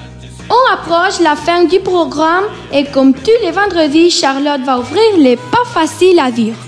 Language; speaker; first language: French; non-native, learner; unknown